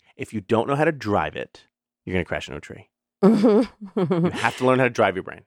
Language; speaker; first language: English; native; English